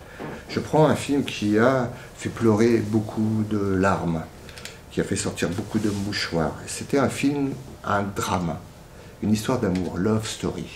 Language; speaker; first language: French; native; French